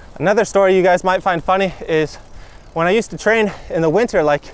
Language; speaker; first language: English; native; English